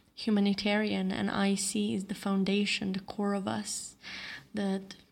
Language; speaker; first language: English; non-native, fluent; Slovenian